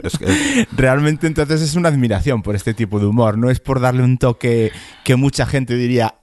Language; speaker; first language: Spanish; native; Spanish